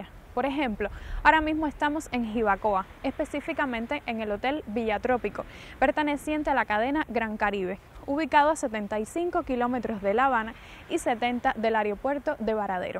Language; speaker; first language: Spanish; native; Spanish